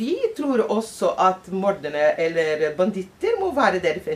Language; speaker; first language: Norwegian; non-native, fluent; Portuguese